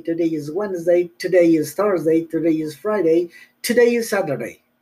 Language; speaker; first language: English; non-native, learner; Spanish